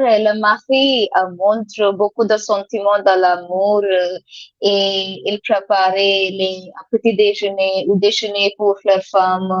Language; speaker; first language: French; non-native, learner; Hindi